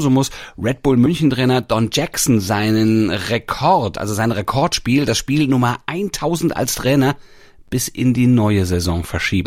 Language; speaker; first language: German; native; German